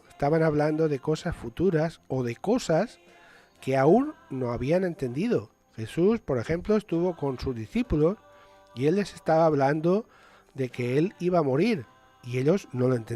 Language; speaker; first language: Spanish; native; Spanish